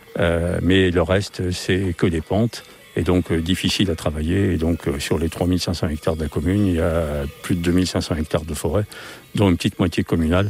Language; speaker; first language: French; native; French